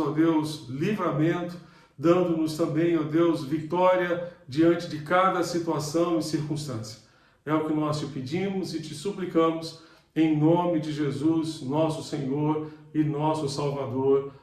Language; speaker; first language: Portuguese; native; Portuguese